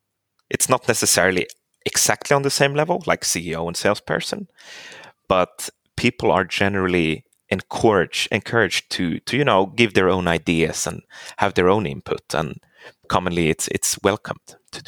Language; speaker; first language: English; non-native, fluent; Swedish